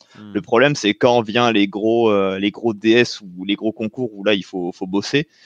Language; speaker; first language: French; native; French